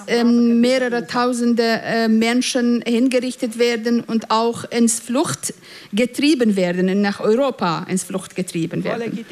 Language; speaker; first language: German; non-native, fluent; Central Kurdish